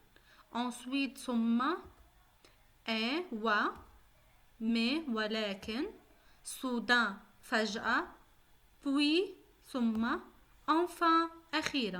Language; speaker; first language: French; non-native, local second language; Arabic